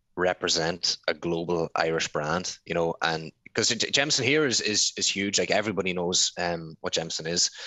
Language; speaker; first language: English; native; English